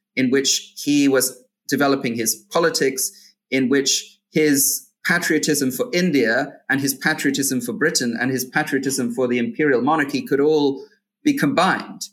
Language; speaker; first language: English; native; English